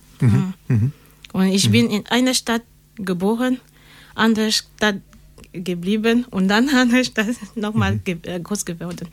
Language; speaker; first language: German; non-native, learner; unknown